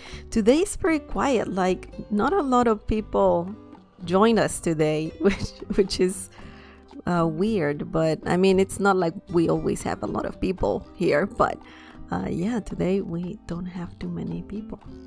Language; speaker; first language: English; non-native, fluent; Spanish